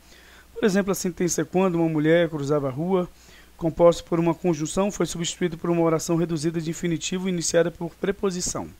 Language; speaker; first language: Portuguese; native; Portuguese